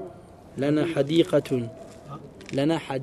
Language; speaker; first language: Arabic; early bilingual, heritage; Arabic